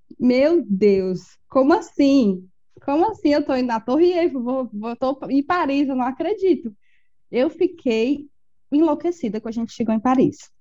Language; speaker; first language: Portuguese; native; Portuguese